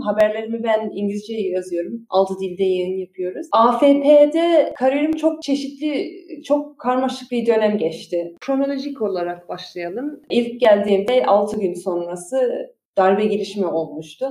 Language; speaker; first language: Turkish; early bilingual, heritage; Turkish